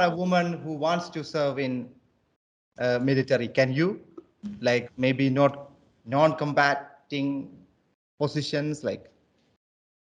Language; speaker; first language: English; non-native, local second language; Malayalam